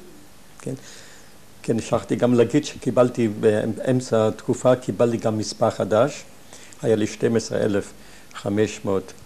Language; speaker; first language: Hebrew; non-native, fluent; German